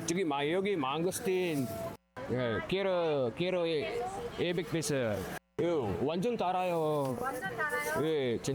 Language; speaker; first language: Korean; non-native, learner; Filipino